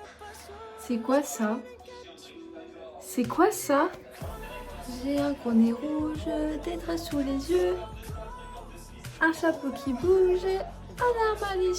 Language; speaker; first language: French; native; French